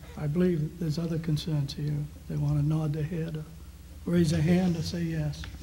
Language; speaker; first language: English; native; English